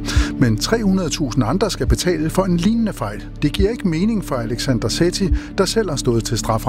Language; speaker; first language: Danish; native; Danish